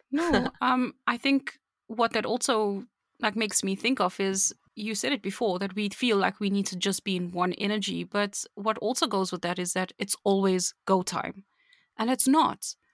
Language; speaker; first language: English; native; English